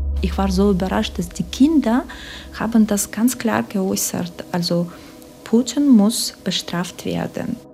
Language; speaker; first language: German; non-native, fluent; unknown